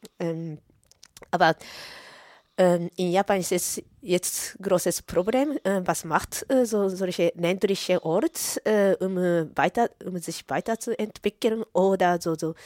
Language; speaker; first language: German; non-native, fluent; Japanese